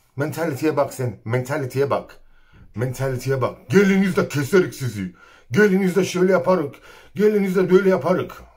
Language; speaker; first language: Turkish; native; Turkish